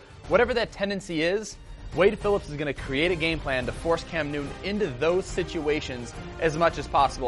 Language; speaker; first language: English; native; English